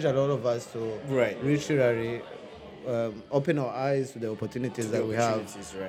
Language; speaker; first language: English; non-native, local second language; Kinyarwanda